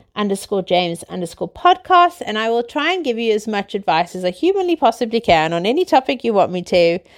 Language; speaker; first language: English; native; English